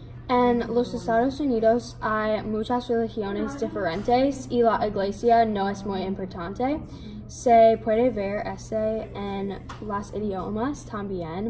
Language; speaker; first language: Spanish; non-native, learner; English